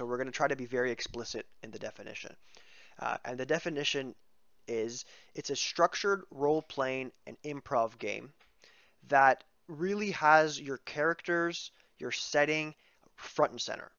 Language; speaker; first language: English; native; English